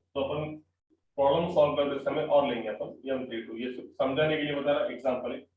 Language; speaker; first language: Hindi; non-native, local second language; Marathi